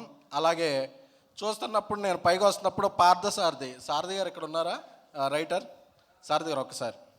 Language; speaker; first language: Telugu; native; Telugu